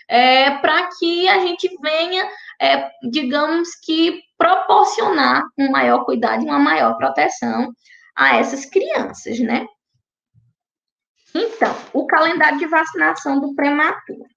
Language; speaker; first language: Portuguese; native; Portuguese